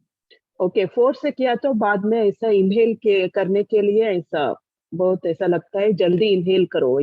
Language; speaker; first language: Hindi; non-native, local second language; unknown